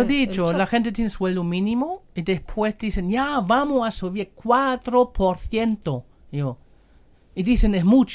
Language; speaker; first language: Spanish; non-native, learner; German